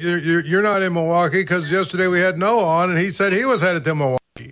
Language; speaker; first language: English; native; English